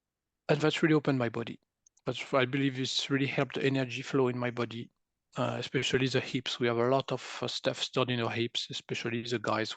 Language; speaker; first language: English; non-native, fluent; French